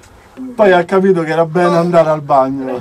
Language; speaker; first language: Italian; native; Italian